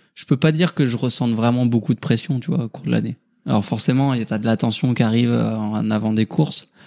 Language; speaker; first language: French; native; French